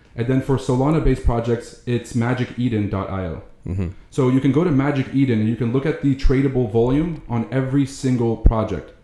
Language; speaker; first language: English; early bilingual, other home language; Arabic